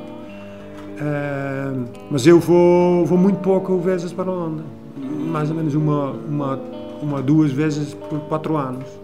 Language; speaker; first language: Portuguese; non-native, learner; Dutch